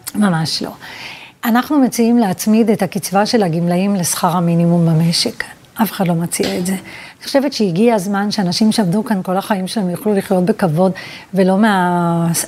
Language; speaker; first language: Hebrew; early bilingual, other home language; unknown